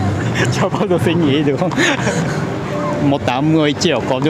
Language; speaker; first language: Vietnamese; non-native, fluent; Japanese